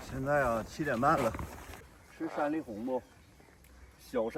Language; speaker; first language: Chinese; native; Chinese